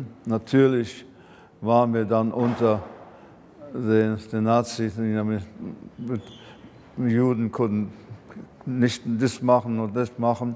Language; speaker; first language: German; early bilingual, heritage; German